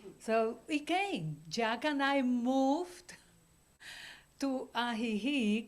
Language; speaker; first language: English; non-native, fluent; Spanish